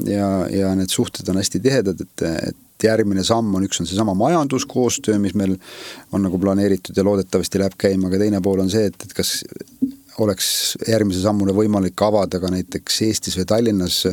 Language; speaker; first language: Estonian; native; Estonian